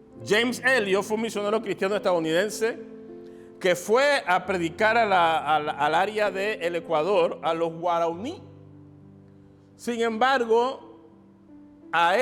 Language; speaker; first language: Spanish; native; Spanish